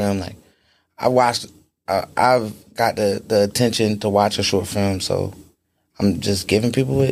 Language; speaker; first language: English; native; English